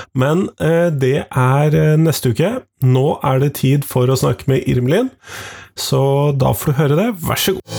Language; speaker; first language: Norwegian; native; Norwegian